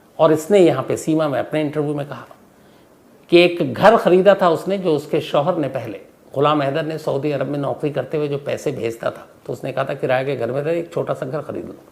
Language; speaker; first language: Hindi; native; Hindi